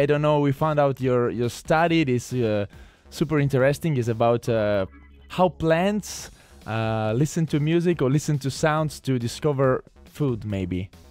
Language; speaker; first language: English; non-native, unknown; Italian